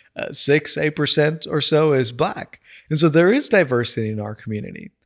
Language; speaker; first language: English; non-native, fluent; Spanish